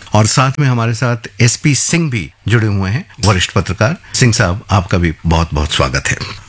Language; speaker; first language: Hindi; native; Hindi